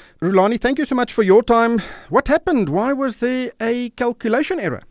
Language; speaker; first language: English; non-native, local second language; Afrikaans